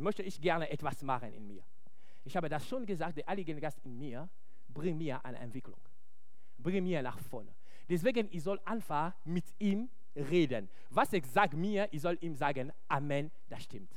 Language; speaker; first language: German; non-native, fluent; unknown